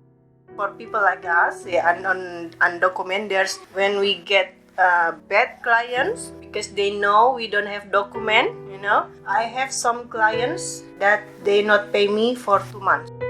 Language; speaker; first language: English; non-native, learner; Indonesian